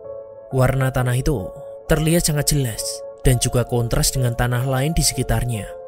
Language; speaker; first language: Indonesian; native; Indonesian